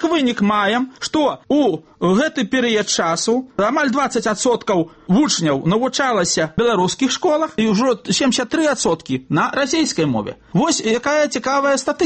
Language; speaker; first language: Belarusian; native; Belarusian